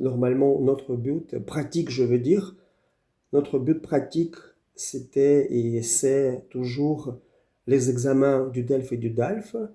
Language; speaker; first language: French; non-native, fluent; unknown